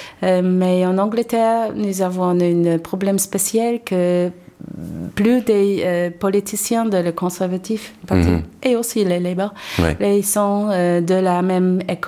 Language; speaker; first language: French; non-native, learner; English